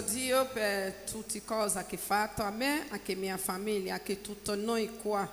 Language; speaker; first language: Italian; non-native, learner; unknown